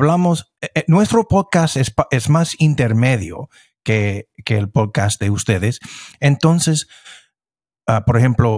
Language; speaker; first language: Spanish; non-native, fluent; English